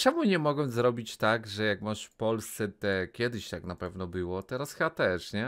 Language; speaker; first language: Polish; native; Polish